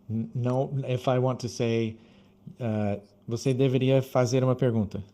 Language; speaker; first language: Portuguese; non-native, fluent; English